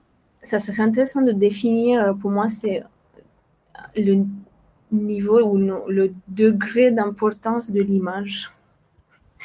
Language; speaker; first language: French; non-native, fluent; Romanian